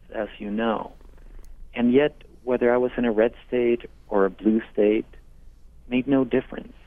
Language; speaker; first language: English; non-native, fluent; Spanish